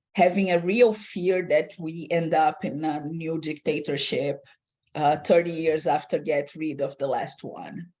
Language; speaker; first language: English; non-native, fluent; Portuguese